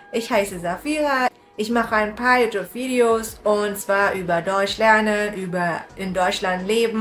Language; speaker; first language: German; non-native, fluent; Indonesian